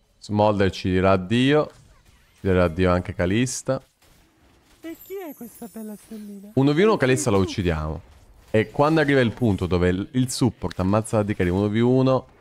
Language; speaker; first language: Italian; native; Italian